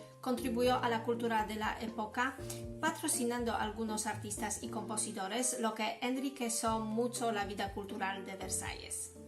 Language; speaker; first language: Spanish; non-native, fluent; Polish